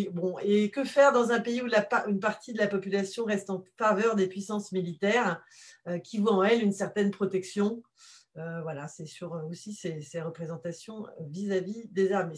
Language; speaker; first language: French; native; French